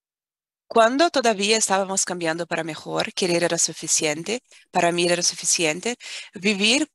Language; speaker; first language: Spanish; non-native, fluent; Portuguese